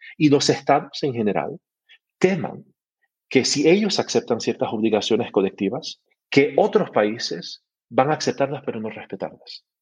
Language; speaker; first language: Spanish; early bilingual, heritage; Spanish